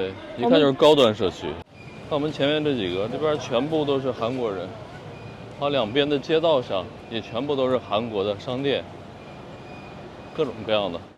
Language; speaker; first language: Chinese; native; Chinese